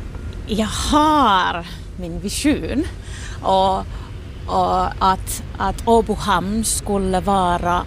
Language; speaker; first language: Swedish; non-native, local second language; Finnish